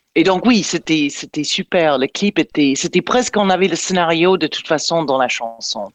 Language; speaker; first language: French; non-native, fluent; English